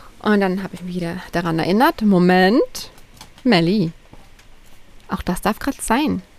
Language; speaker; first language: German; native; German